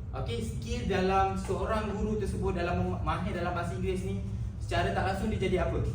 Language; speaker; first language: Malay; native; Malay